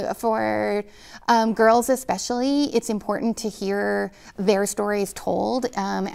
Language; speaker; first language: English; native; English